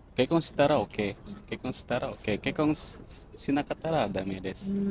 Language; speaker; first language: Japanese; non-native, learner; Indonesian